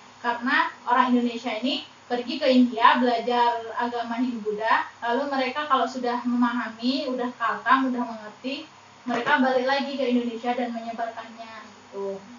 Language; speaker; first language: Indonesian; native; Indonesian